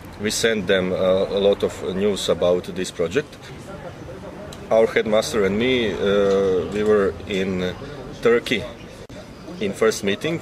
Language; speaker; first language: English; non-native, learner; Croatian